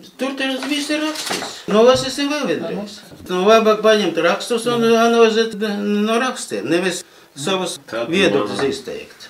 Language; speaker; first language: Latvian; non-native, local second language; Russian